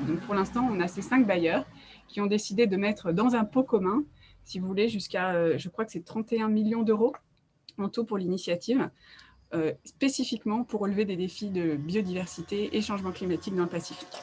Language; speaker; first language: French; native; French